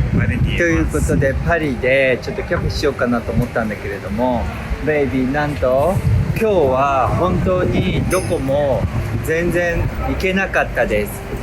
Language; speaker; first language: Japanese; native; Japanese